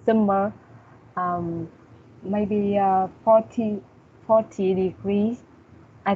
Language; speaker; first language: English; non-native, learner; Vietnamese